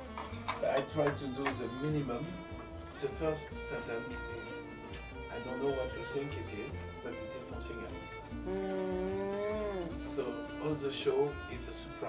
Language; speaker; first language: English; non-native, fluent; French